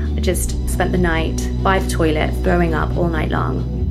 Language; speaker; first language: English; native; English